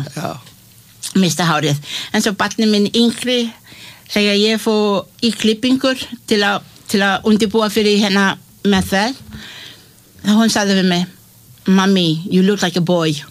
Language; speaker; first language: Icelandic; non-native, learner; Malay